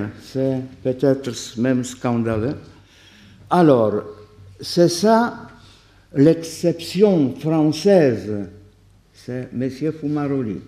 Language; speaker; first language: French; non-native, fluent; Polish